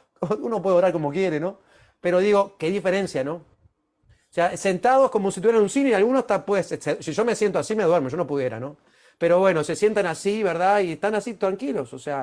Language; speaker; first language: Spanish; native; Spanish